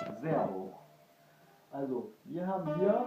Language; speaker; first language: German; early bilingual, other home language; Kurdish